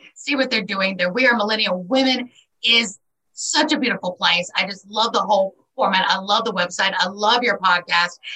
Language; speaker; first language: English; native; English